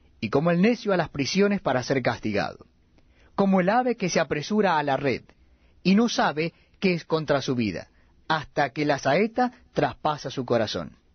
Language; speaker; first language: Spanish; native; Spanish